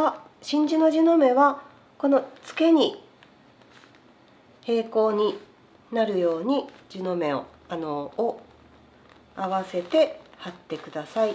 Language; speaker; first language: Japanese; native; Japanese